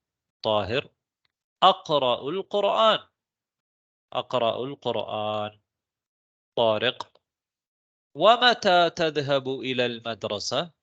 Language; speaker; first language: Arabic; non-native, fluent; Tamil